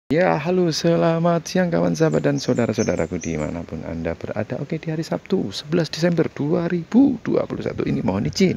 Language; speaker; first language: Indonesian; native; Indonesian